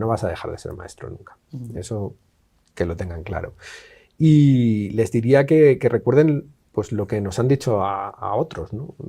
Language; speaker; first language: Spanish; native; Spanish